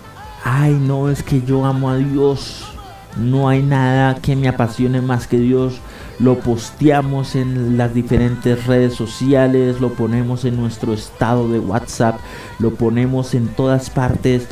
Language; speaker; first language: Spanish; native; Spanish